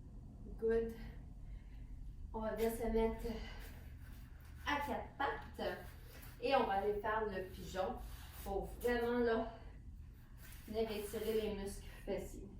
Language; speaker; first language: French; native; French